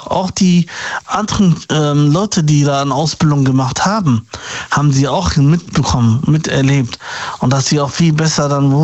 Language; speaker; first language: German; native; German